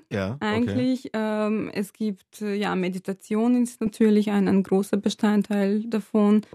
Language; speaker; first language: German; non-native, fluent; Serbian